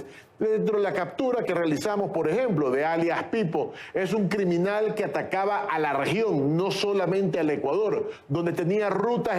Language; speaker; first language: Spanish; native; Spanish